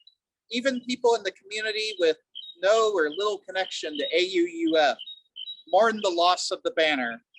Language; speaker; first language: English; native; English